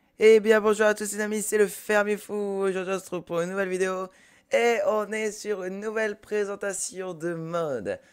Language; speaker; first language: French; native; French